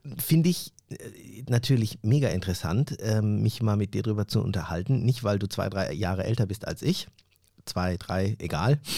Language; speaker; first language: German; early bilingual, other home language; Turkish